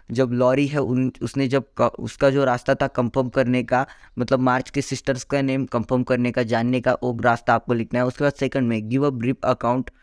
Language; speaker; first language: Hindi; non-native, local second language; Marathi